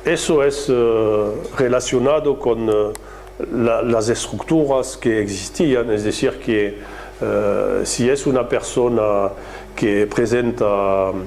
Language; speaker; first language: Spanish; non-native, fluent; French